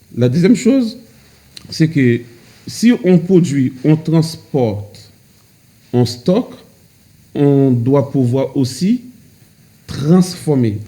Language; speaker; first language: French; early bilingual, other home language; Haitian Creole